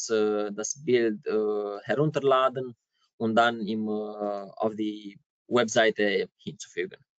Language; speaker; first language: German; non-native, fluent; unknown